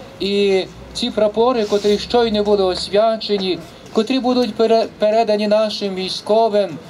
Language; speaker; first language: Ukrainian; native; Ukrainian